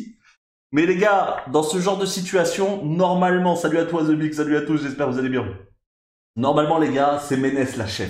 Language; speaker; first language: French; native; French